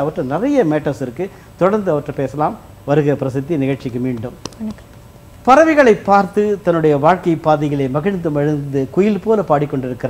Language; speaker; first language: Tamil; native; Tamil